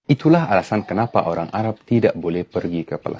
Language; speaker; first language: Indonesian; non-native, fluent; Arabic